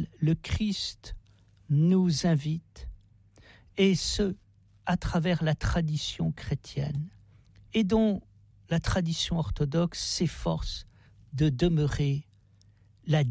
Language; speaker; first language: French; native; French